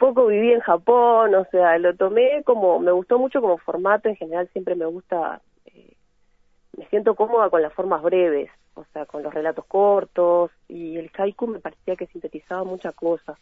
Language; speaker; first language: Spanish; native; Spanish